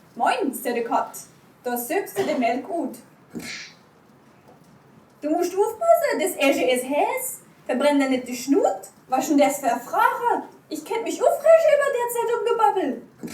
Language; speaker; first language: German; native; German